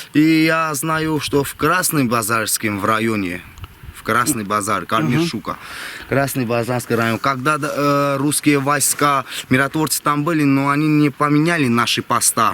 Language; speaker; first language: Russian; non-native, local second language; Armenian